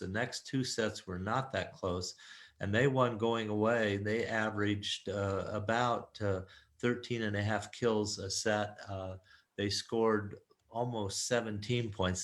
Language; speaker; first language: English; native; English